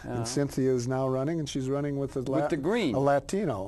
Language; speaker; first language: English; native; English